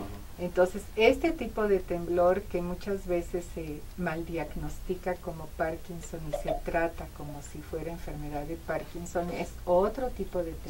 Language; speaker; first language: Spanish; native; Spanish